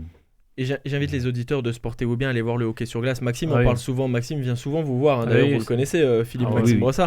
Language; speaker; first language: French; native; French